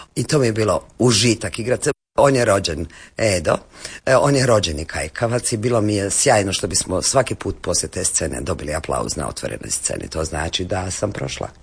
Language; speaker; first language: Croatian; native; Croatian